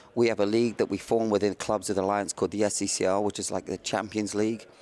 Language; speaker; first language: English; native; English